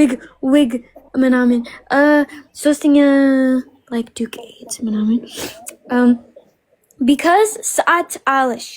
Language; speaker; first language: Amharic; early bilingual, heritage; Amharic